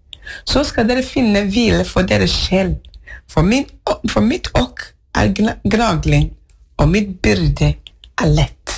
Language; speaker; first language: Norwegian; non-native, fluent; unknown